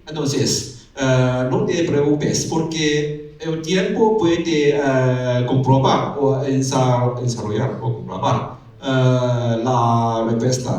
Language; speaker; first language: Spanish; non-native, learner; Chinese